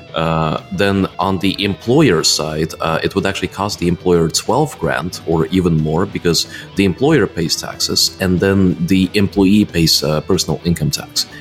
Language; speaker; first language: English; non-native, fluent; Russian